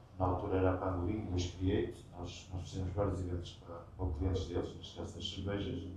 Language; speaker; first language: Portuguese; native; Portuguese